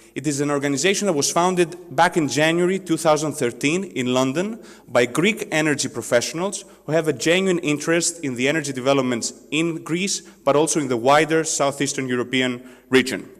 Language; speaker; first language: English; non-native, fluent; Greek